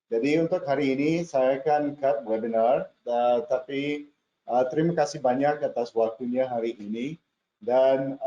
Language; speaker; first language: Indonesian; non-native, fluent; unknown